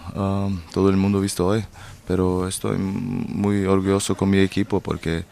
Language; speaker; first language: Spanish; non-native, learner; German